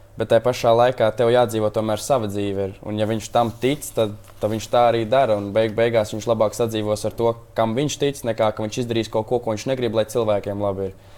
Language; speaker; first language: Latvian; native; Latvian